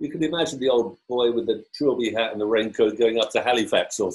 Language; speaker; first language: English; native; English